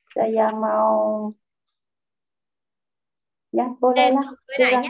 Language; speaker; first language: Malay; non-native, learner; Vietnamese